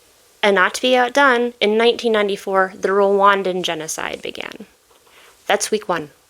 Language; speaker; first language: English; native; English